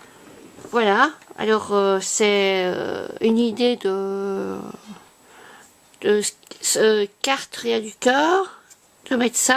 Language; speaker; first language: French; native; French